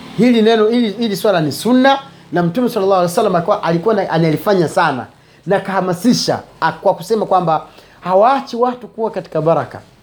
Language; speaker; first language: Swahili; native; Swahili